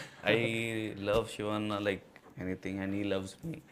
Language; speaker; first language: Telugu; non-native, local second language; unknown